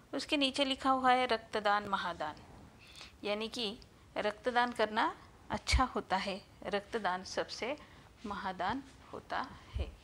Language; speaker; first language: Hindi; non-native, local second language; Marathi